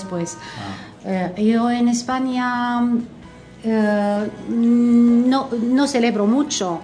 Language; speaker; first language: Spanish; non-native, fluent; Romanian